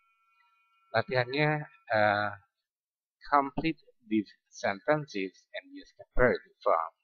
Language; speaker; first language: English; non-native, fluent; Indonesian